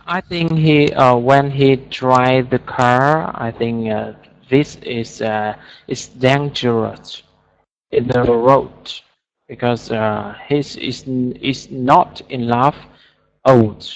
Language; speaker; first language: English; non-native, learner; Vietnamese